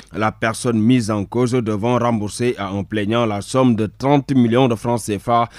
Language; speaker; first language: French; non-native, local second language; Wolof